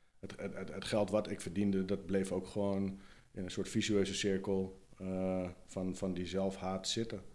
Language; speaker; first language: Dutch; native; Dutch